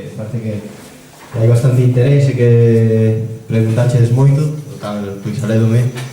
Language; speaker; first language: Galician; native; Galician